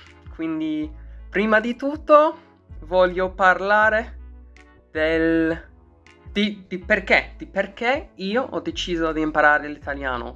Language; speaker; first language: Italian; non-native, learner; English